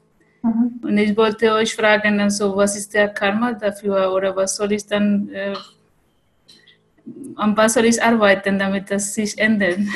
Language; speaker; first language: German; non-native, fluent; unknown